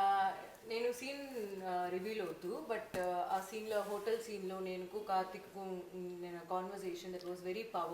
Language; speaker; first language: Telugu; non-native, learner; Tamil